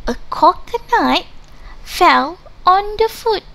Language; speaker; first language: English; non-native, local second language; Malay